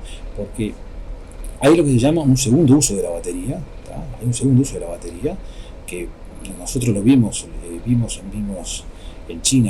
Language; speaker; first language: Spanish; native; Spanish